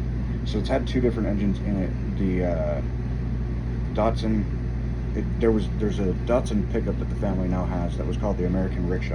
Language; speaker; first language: English; native; English